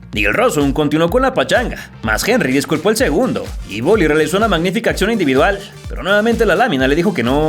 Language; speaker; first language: Spanish; native; Spanish